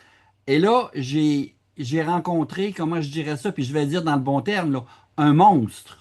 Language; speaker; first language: French; native; French